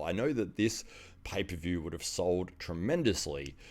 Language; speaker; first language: English; native; English